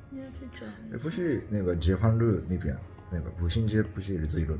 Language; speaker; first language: Chinese; non-native, fluent; Japanese